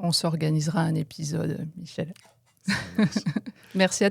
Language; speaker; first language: French; native; French